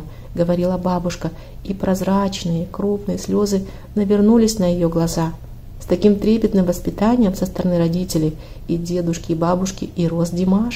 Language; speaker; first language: Russian; native; Russian